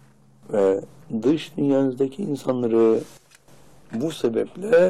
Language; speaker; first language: Turkish; native; Turkish